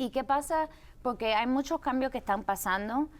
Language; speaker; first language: Spanish; early bilingual, heritage; Spanish